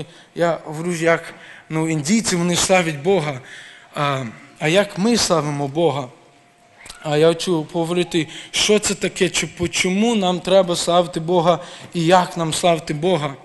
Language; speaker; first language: Ukrainian; early bilingual, heritage; Ukrainian